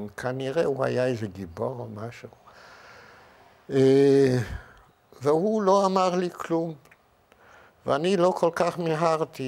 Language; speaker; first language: Hebrew; non-native, fluent; Yiddish